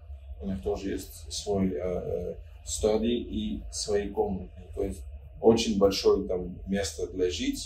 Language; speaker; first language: Russian; non-native, fluent; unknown